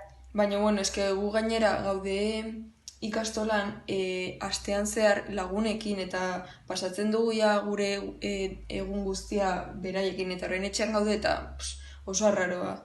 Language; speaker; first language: Basque; non-native, local second language; Spanish